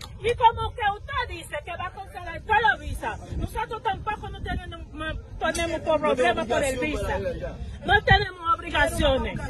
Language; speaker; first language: Spanish; non-native, fluent; Haitian Creole